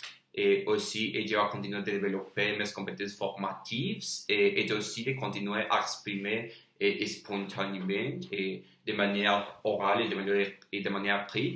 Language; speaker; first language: French; non-native, learner; Spanish